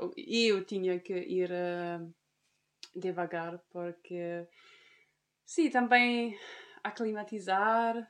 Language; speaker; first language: Portuguese; non-native, fluent; German